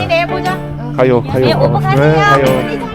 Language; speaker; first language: Korean; non-native, fluent; Vietnamese